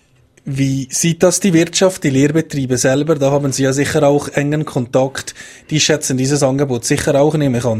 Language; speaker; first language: German; native; German